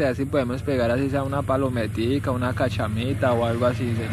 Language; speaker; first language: Spanish; native; Spanish